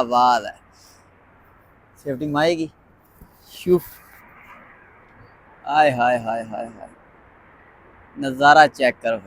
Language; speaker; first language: Hindi; non-native, local second language; Punjabi